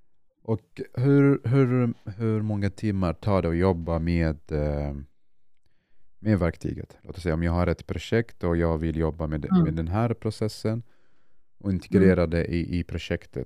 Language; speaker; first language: Swedish; non-native, fluent; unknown